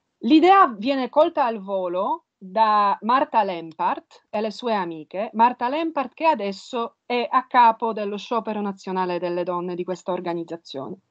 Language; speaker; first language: Italian; non-native, fluent; Polish